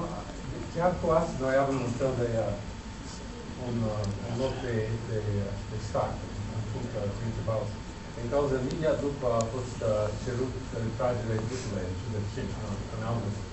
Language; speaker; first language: Romanian; non-native, learner; English